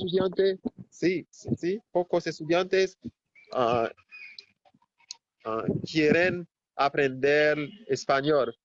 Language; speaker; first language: Spanish; non-native, fluent; Haitian Creole